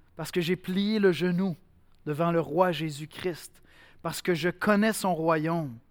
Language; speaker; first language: French; native; French